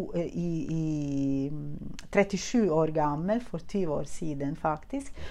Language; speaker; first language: Norwegian; non-native, fluent; Italian